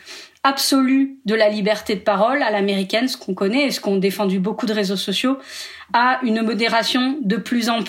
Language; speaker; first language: French; native; French